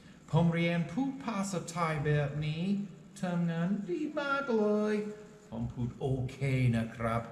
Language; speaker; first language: Thai; non-native, learner; English